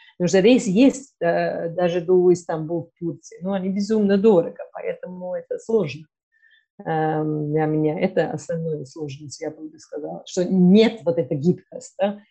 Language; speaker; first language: Russian; non-native, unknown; English